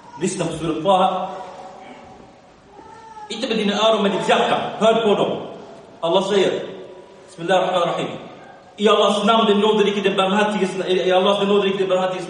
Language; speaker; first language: Swedish; early bilingual, other home language; Arabic